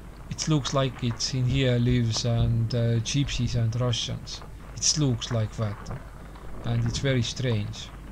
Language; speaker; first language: English; non-native, learner; Estonian